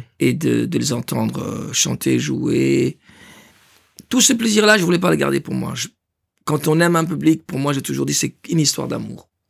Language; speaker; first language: French; non-native, local second language; Lingala